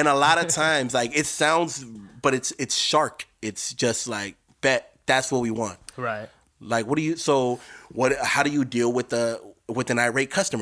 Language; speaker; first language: English; native; English